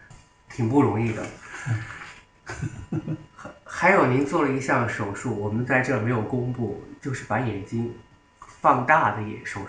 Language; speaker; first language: Chinese; native; Chinese